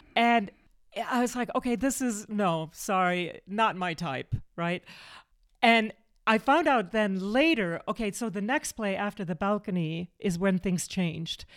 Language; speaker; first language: English; early bilingual, other home language; German